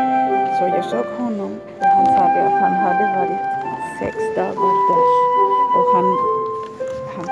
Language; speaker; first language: Swedish; non-native, fluent; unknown